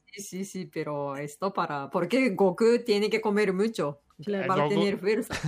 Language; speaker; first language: Spanish; non-native, learner; Japanese